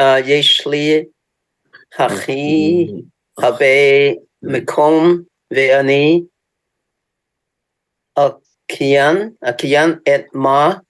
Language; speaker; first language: Hebrew; non-native, learner; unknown